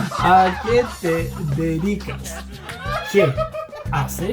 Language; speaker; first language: Spanish; non-native, fluent; English